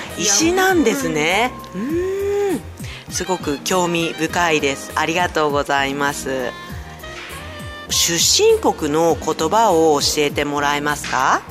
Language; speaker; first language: Japanese; native; Japanese